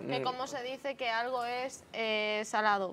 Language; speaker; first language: Spanish; native; Spanish